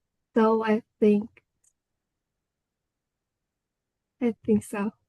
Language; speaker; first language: English; non-native, learner; Vietnamese